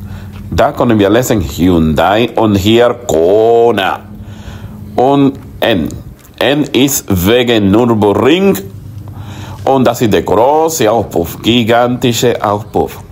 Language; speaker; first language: German; non-native, learner; Spanish